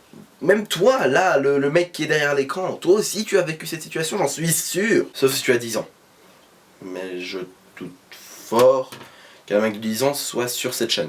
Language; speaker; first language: French; native; French